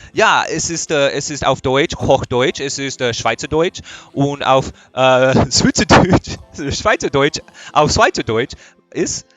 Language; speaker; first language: German; non-native, learner; English